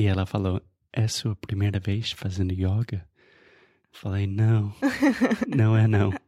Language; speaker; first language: Portuguese; non-native, fluent; English